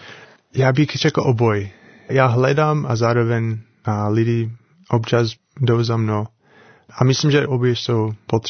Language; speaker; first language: Czech; non-native, learner; English